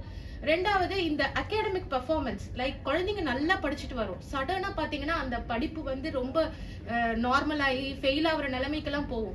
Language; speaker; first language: Tamil; native; Tamil